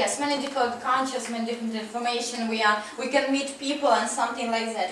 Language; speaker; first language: English; non-native, fluent; Russian